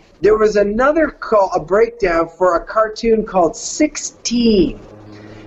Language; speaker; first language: English; native; English